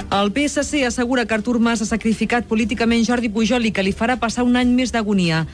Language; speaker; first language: Catalan; non-native, local second language; Spanish